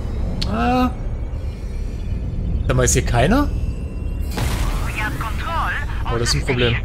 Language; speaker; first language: German; native; German